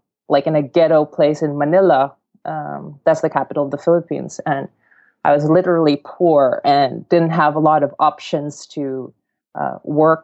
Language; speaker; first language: English; non-native, local second language; Cebuano